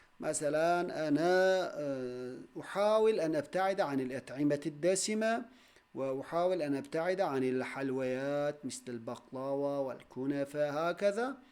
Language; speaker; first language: Arabic; non-native, fluent; Turkish